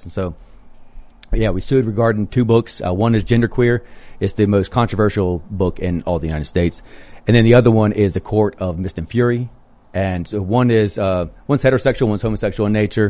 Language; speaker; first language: English; native; English